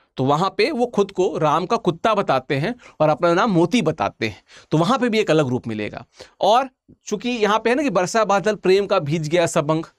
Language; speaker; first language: Hindi; native; Hindi